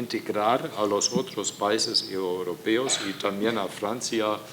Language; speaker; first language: Spanish; non-native, fluent; German